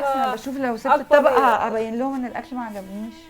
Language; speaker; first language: Arabic; native; Arabic